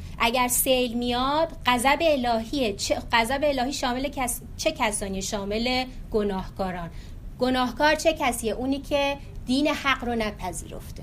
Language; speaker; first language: Persian; native; Persian